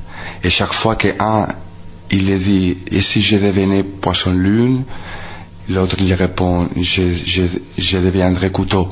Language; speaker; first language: French; non-native, fluent; Spanish